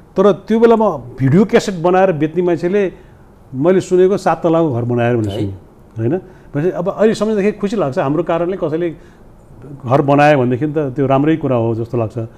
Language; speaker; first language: Nepali; non-native, local second language; Newari